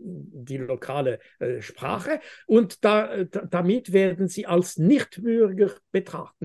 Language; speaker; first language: German; non-native, fluent; French